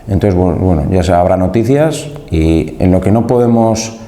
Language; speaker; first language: Spanish; native; Spanish